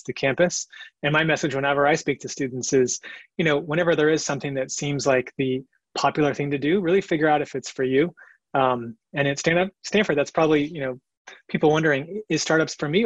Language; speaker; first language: English; native; English